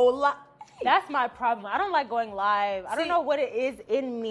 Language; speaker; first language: English; native; English